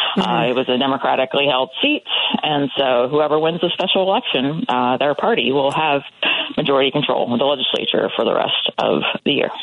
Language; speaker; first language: English; native; English